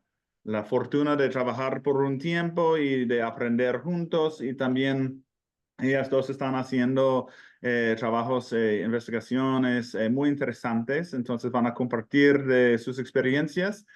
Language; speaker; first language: Spanish; non-native, fluent; English